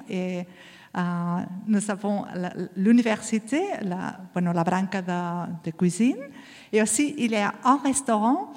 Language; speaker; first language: French; non-native, learner; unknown